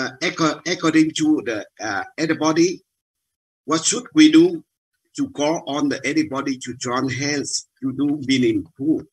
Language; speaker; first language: English; non-native, learner; Vietnamese